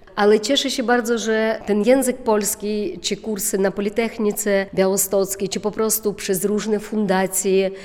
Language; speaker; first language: Polish; non-native, fluent; Ukrainian